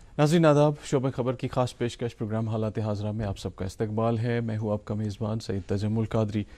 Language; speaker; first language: Hindi; non-native, local second language; Kashmiri